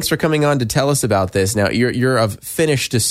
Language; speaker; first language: English; native; English